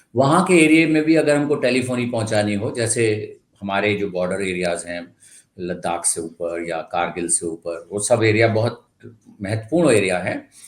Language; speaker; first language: Hindi; non-native, local second language; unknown